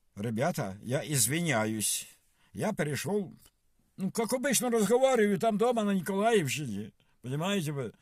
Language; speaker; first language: Russian; non-native, local second language; Ukrainian